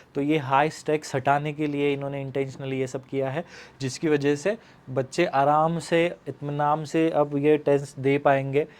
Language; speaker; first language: Hindi; non-native, local second language; Marathi